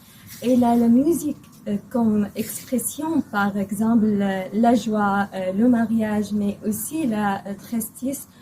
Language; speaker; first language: French; non-native, learner; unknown